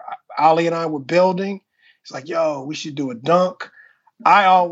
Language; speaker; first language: English; native; English